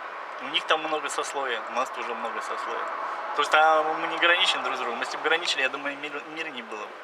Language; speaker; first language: Russian; native; Russian